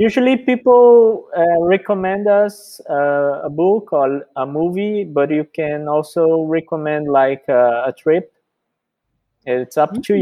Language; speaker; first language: English; non-native, fluent; Portuguese